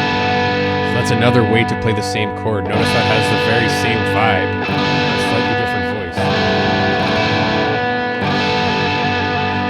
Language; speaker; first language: English; native; English